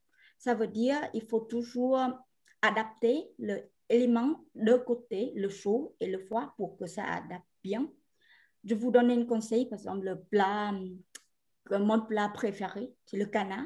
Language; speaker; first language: French; non-native, fluent; Vietnamese